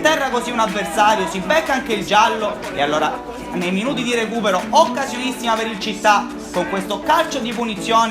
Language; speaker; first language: Italian; native; Italian